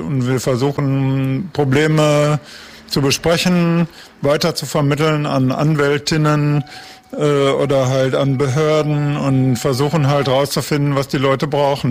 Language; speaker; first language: German; native; German